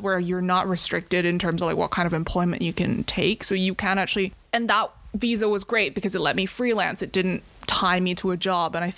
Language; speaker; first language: English; non-native, local second language; Cantonese